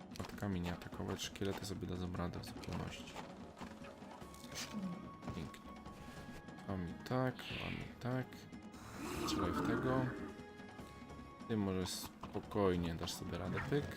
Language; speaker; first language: Polish; native; Polish